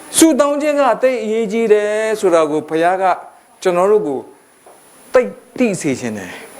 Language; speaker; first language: Burmese; non-native, local second language; Kachin